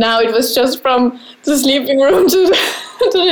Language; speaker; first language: English; non-native, fluent; German